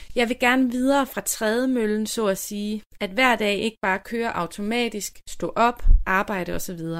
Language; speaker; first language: Danish; native; Danish